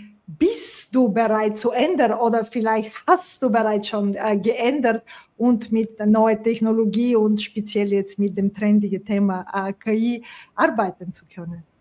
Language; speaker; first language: German; non-native, fluent; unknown